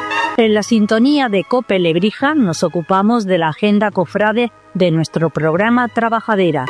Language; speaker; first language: Spanish; native; Spanish